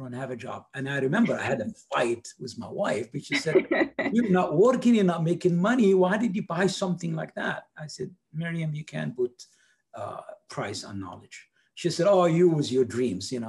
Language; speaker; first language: English; non-native, fluent; Arabic